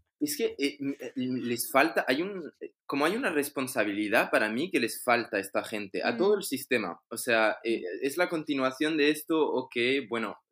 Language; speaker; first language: Spanish; non-native, fluent; Arabic